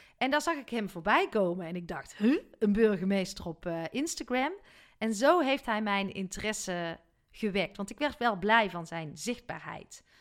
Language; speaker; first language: Dutch; native; Dutch